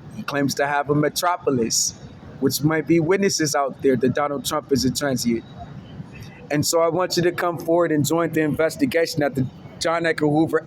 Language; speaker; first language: English; native; English